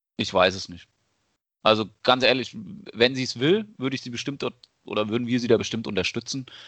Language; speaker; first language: German; native; German